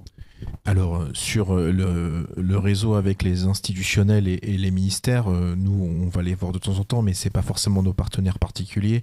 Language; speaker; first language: French; native; French